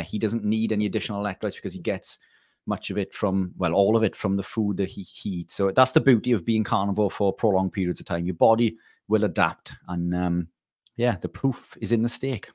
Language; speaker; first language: English; native; English